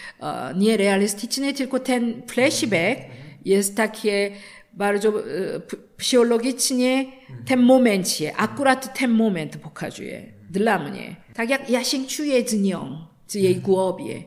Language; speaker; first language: Polish; non-native, learner; Korean